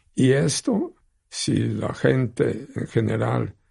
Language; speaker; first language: Spanish; non-native, fluent; Polish